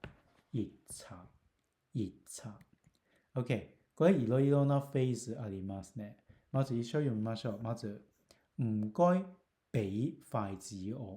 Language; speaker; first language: Japanese; non-native, fluent; Cantonese